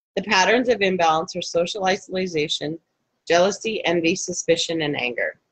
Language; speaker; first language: English; native; English